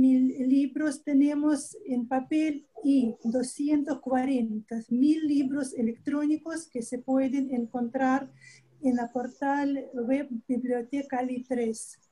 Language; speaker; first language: Spanish; non-native, fluent; Russian